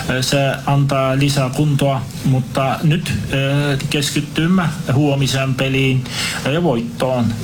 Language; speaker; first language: Finnish; non-native, fluent; Turkish